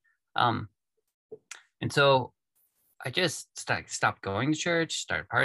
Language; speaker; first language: English; native; English